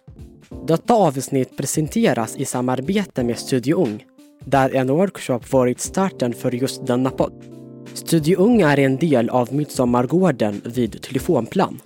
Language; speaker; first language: Swedish; non-native, fluent; Tigrinya